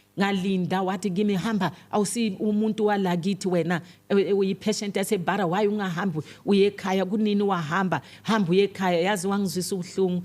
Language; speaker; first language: Zulu; non-native, local second language; Tsonga